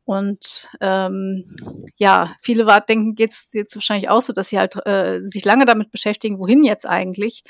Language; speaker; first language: German; native; German